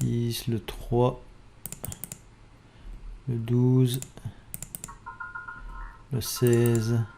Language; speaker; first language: French; native; French